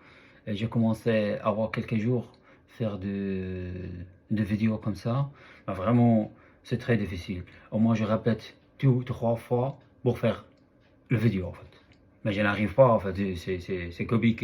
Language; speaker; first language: French; non-native, fluent; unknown